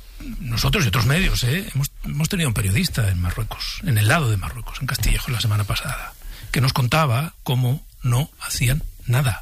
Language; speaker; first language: Spanish; native; Spanish